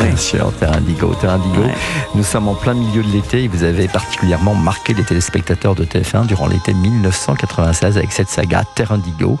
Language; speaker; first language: French; native; French